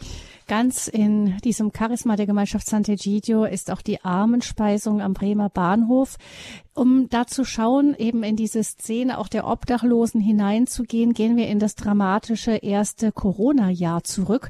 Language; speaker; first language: German; native; German